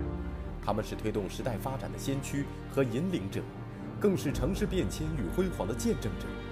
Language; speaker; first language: Chinese; native; Chinese